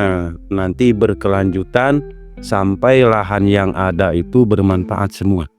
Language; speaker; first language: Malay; non-native, local second language; Sundanese